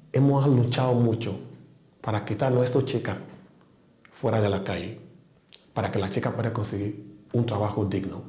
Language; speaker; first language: Spanish; non-native, learner; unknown